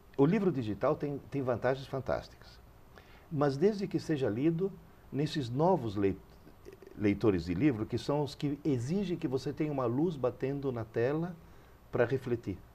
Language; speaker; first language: Portuguese; early bilingual, other home language; Italian